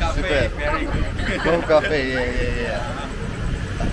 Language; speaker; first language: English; non-native, learner; Turkish